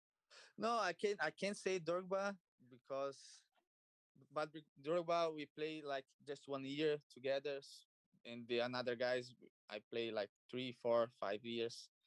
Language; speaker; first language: English; non-native, learner; Portuguese